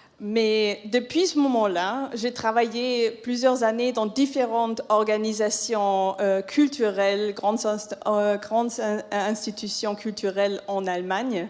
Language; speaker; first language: French; non-native, fluent; German